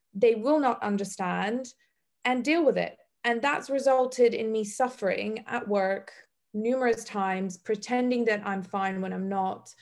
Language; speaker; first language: English; non-native, fluent; Bosnian